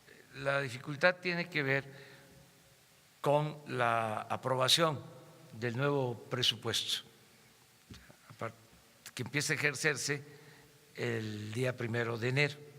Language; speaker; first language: Spanish; native; Spanish